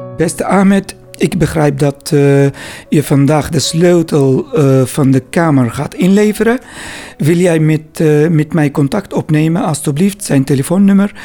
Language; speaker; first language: Dutch; non-native, learner; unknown